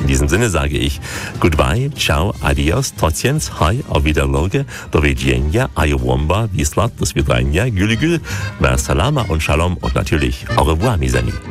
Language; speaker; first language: German; native; German